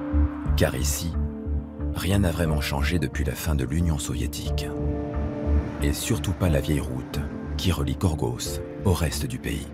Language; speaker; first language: French; native; French